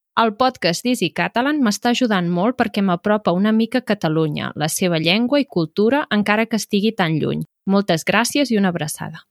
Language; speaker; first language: Catalan; native; Catalan